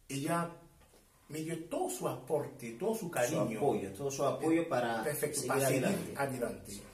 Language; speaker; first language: Spanish; non-native, fluent; Haitian Creole